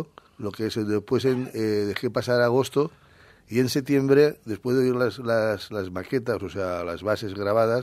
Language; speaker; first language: Spanish; native; Spanish